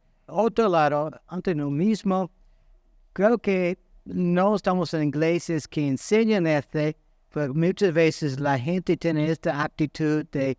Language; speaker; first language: Spanish; non-native, fluent; English